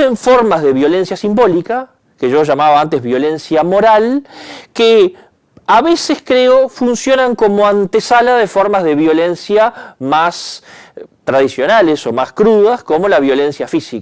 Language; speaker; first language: Spanish; native; Spanish